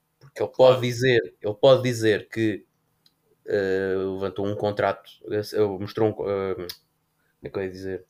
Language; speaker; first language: Portuguese; native; Portuguese